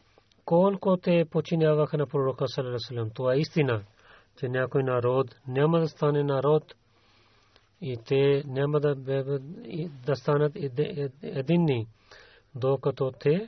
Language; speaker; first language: Bulgarian; non-native, learner; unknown